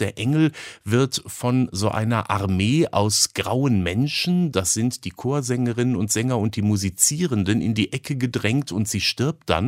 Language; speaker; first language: German; native; German